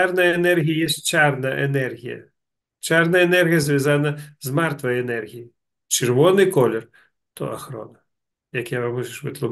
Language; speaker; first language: Polish; non-native, learner; Russian